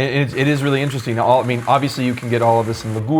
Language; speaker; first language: English; native; English